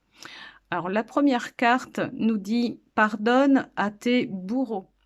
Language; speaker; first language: French; native; French